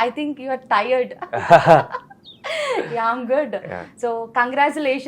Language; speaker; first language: Telugu; native; Telugu